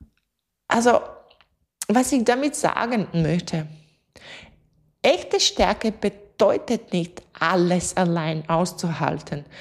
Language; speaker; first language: German; non-native, fluent; Latvian